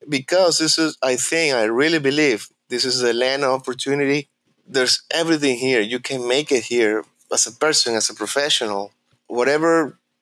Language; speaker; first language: English; non-native, fluent; Spanish